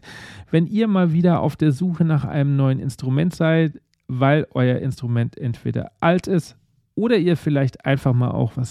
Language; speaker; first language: German; native; German